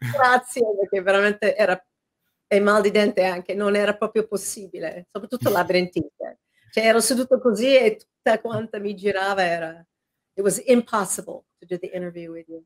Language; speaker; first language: Italian; non-native, fluent; English